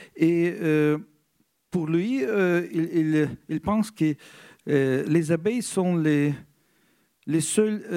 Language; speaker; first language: French; non-native, fluent; Russian